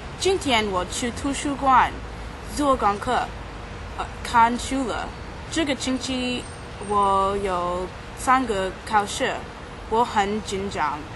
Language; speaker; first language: Chinese; non-native, learner; English